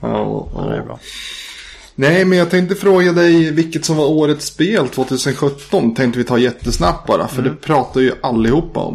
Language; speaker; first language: Swedish; native; Swedish